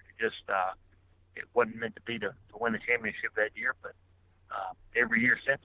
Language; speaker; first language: English; native; English